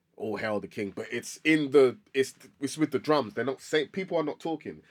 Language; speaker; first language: English; native; English